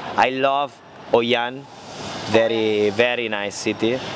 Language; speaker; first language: English; non-native, learner; Italian